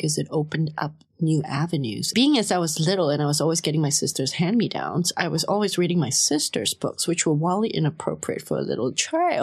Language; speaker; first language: English; non-native, local second language; Cantonese